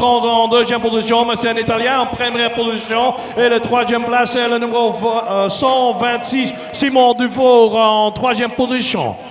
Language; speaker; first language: French; non-native, local second language; Dutch